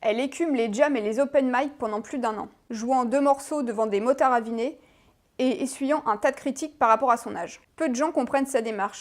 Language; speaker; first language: French; native; French